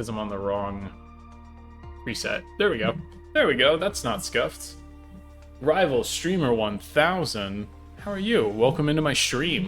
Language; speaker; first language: English; native; English